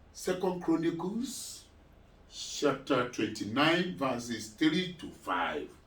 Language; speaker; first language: English; non-native, local second language; Yoruba